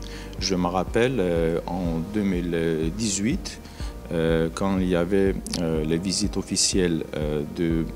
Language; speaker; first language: French; non-native, fluent; Azerbaijani